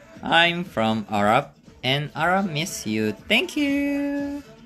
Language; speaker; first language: English; non-native, learner; Korean